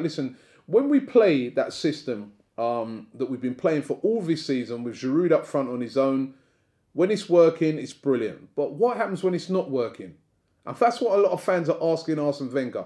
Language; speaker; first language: English; native; English